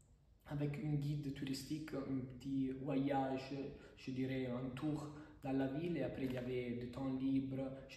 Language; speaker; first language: French; non-native, fluent; Italian